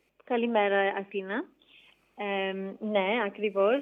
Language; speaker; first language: Greek; early bilingual, heritage; English